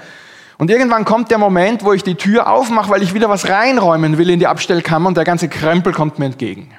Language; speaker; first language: German; native; German